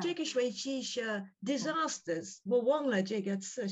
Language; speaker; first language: Chinese; non-native, learner; English